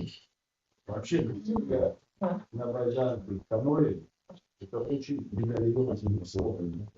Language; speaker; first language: Russian; non-native, local second language; Uzbek